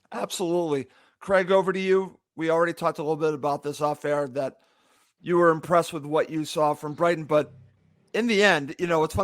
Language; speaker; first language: English; native; English